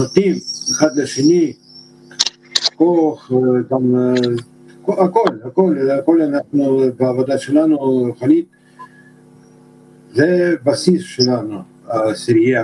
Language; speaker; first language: Hebrew; non-native, fluent; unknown